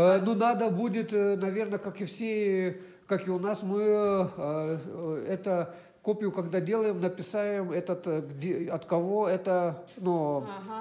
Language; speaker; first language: Russian; non-native, fluent; Lithuanian